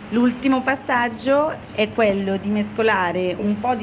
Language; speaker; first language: Italian; native; Italian